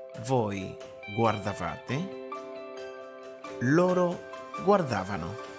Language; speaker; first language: Italian; non-native, fluent; Spanish